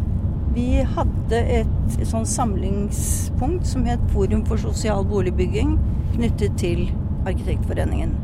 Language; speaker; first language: Norwegian; native; Norwegian